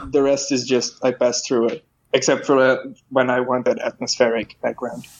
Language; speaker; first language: English; non-native, fluent; Dutch